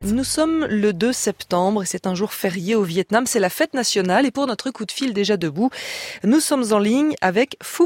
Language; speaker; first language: French; native; French